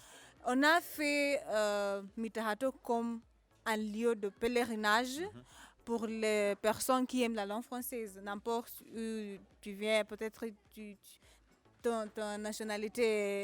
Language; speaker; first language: French; non-native, fluent; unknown